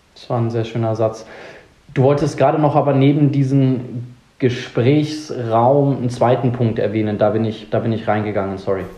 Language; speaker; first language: German; native; German